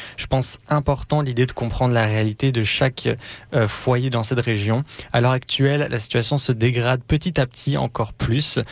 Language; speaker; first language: French; native; French